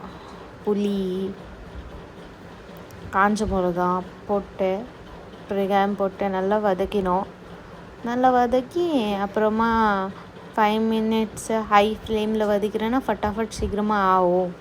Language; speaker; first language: Tamil; non-native, learner; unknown